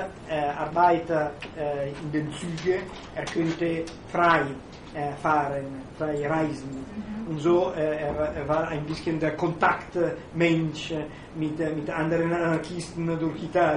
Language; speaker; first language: German; non-native, fluent; Italian